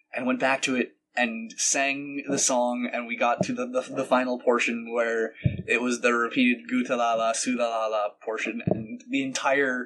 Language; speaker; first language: English; native; English